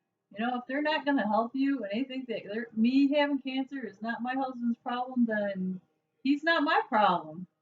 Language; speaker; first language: English; native; English